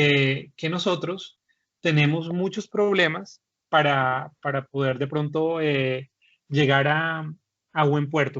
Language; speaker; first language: Spanish; native; Spanish